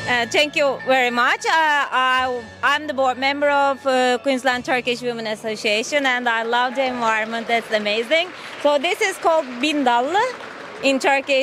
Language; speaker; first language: English; non-native, fluent; Turkish